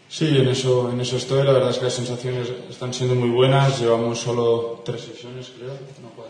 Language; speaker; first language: Spanish; non-native, local second language; Catalan